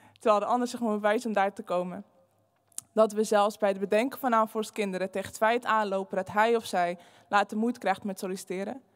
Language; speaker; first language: Dutch; early bilingual, other home language; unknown